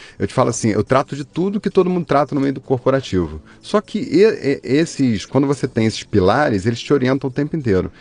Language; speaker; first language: Portuguese; native; Portuguese